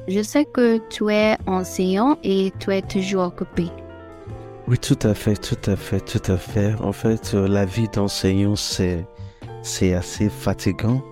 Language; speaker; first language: French; non-native, fluent; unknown